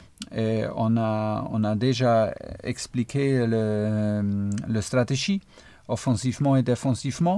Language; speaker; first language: French; non-native, fluent; German